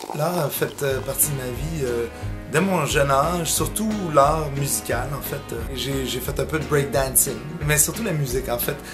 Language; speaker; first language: French; early bilingual, other home language; Italian